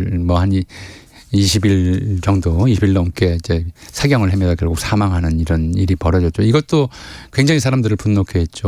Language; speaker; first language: Korean; native; Korean